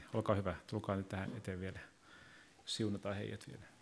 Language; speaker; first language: Finnish; native; Finnish